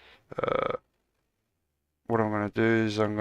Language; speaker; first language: English; native; English